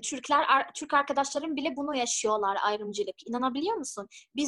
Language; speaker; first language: Turkish; non-native, fluent; Arabic